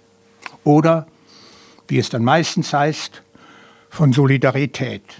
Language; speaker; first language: German; native; German